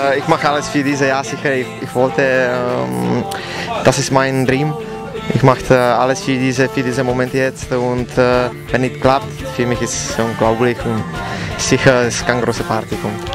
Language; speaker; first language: German; non-native, learner; Czech